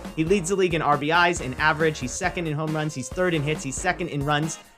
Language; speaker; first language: English; native; English